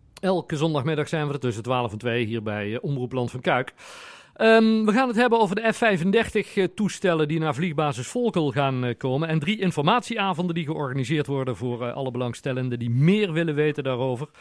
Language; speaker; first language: Dutch; native; Dutch